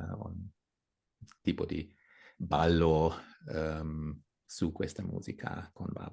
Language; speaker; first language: Italian; non-native, learner; German